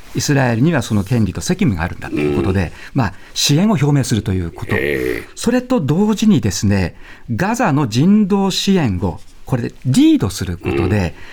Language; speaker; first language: Japanese; native; Japanese